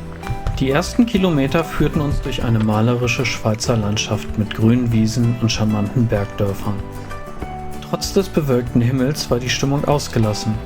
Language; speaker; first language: German; native; German